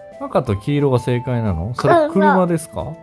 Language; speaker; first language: Japanese; native; Japanese